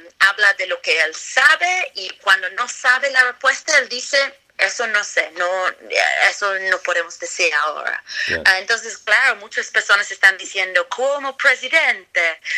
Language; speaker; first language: Spanish; non-native, fluent; English